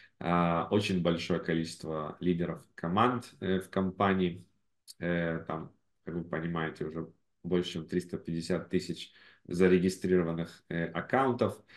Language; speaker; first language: Russian; native; Russian